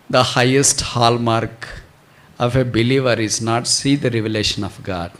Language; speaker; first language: English; non-native, local second language; Telugu